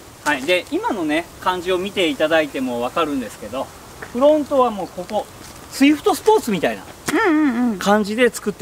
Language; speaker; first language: Japanese; native; Japanese